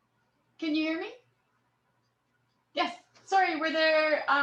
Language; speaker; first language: English; native; English